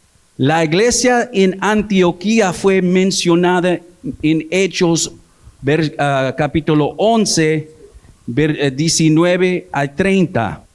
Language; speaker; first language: Spanish; early bilingual, heritage; English